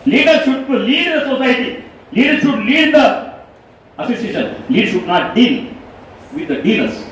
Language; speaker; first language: Hindi; non-native, local second language; Telugu